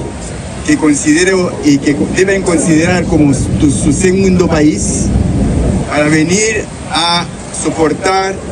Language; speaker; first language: Spanish; non-native, learner; Haitian Creole